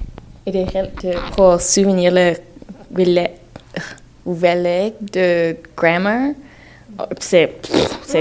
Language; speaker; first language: French; non-native, learner; English